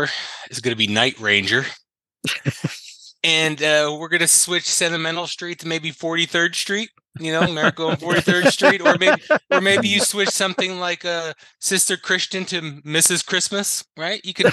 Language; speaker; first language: English; native; English